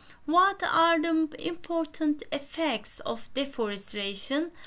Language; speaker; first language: English; non-native, fluent; Turkish